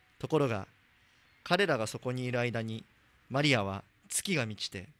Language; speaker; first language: Japanese; native; Japanese